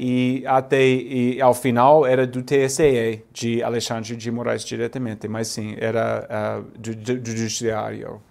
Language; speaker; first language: Portuguese; non-native, fluent; English